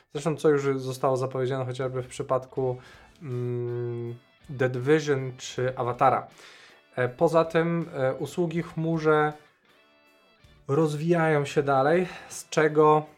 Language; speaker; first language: Polish; native; Polish